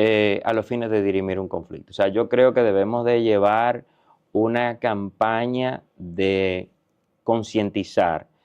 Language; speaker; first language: Spanish; native; Spanish